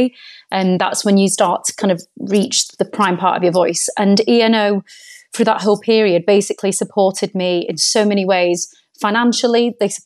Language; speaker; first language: English; native; English